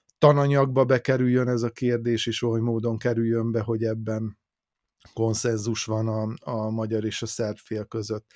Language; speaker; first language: Hungarian; native; Hungarian